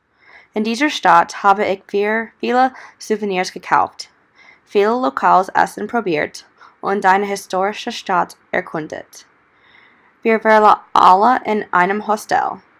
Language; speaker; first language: German; non-native, learner; English